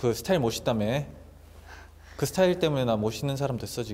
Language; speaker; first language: Korean; early bilingual, heritage; English